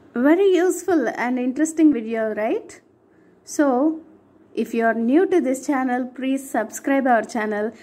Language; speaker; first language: English; non-native, local second language; Telugu